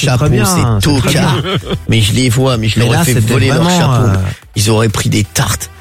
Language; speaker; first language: French; native; French